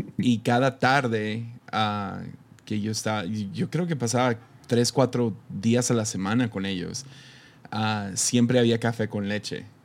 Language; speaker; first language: Spanish; early bilingual, heritage; Spanish